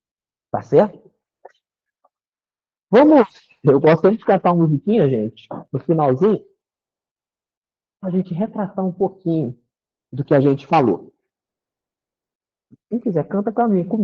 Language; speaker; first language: Portuguese; native; Portuguese